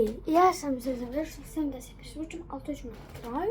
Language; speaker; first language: Bosnian; early bilingual, heritage; Bosnian